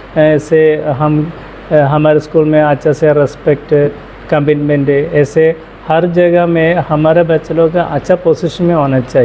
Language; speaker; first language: Hindi; non-native, local second language; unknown